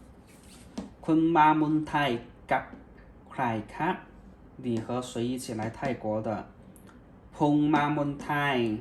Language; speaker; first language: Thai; non-native, learner; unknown